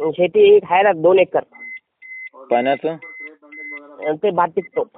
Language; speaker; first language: Marathi; native; Marathi